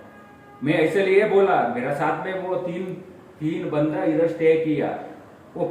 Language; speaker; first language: Hindi; non-native, local second language; Kannada